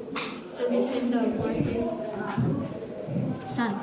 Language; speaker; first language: English; non-native, fluent; Vietnamese